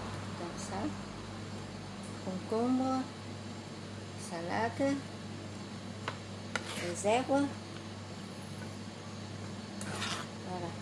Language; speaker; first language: French; non-native, fluent; Vietnamese